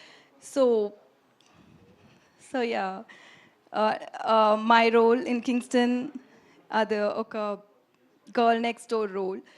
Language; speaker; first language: Telugu; non-native, learner; Tamil